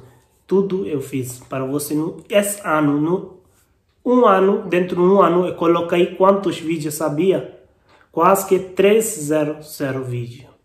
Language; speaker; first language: Portuguese; non-native, learner; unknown